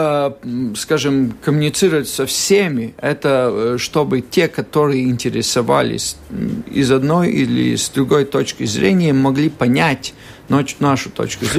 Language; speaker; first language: Russian; non-native, local second language; Latvian